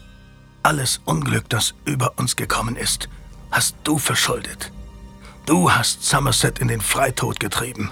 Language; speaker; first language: German; native; German